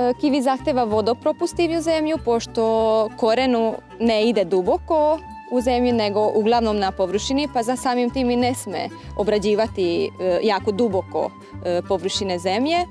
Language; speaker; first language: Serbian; non-native, local second language; Hungarian